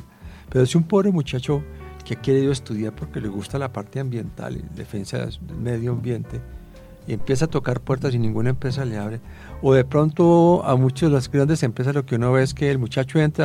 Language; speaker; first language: Spanish; native; Spanish